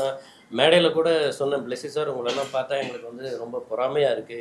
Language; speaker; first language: Tamil; native; Tamil